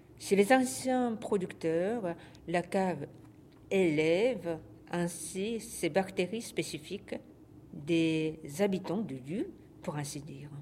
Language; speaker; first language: French; non-native, fluent; Japanese